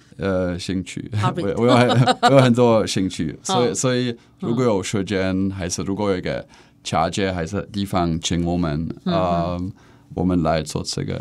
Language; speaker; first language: Chinese; non-native, learner; Czech